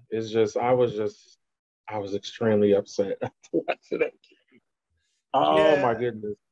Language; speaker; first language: English; native; English